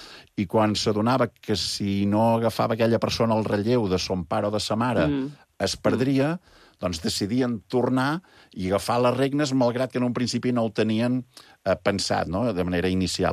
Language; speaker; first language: Catalan; native; Catalan